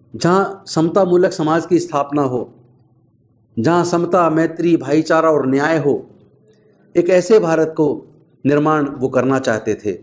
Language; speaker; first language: Hindi; native; Hindi